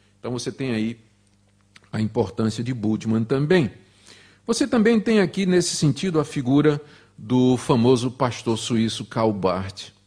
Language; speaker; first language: Portuguese; native; Portuguese